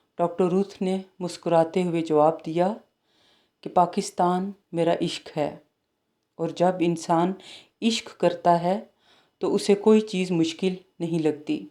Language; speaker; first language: Urdu; native; Urdu